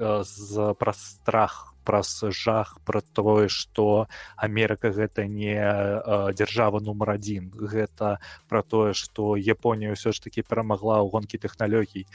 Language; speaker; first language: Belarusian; non-native, local second language; Russian